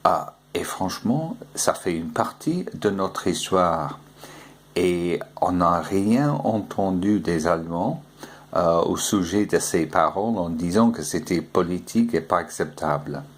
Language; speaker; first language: French; non-native, fluent; English